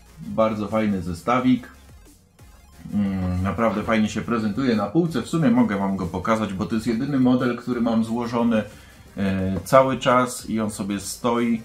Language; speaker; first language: Polish; native; Polish